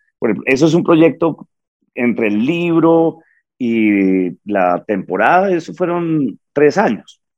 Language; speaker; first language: Spanish; native; Spanish